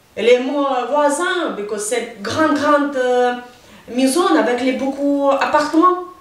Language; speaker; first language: French; non-native, learner; Ukrainian